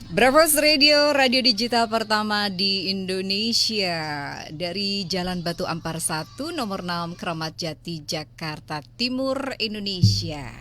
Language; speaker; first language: Indonesian; native; Indonesian